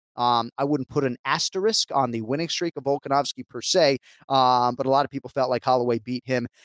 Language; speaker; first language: English; native; English